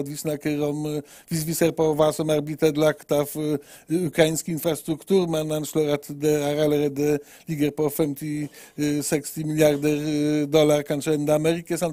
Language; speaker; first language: Norwegian; non-native, fluent; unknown